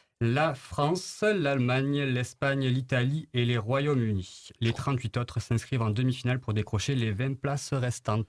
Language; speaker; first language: French; native; French